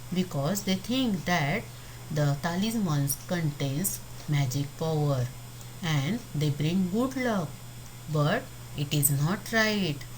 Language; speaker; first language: English; non-native, local second language; Marathi